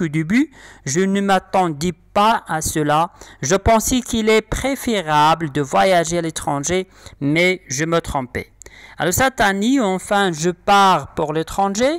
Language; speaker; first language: French; non-native, local second language; Arabic